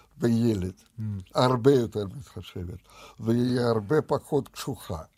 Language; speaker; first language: Hebrew; non-native, fluent; Russian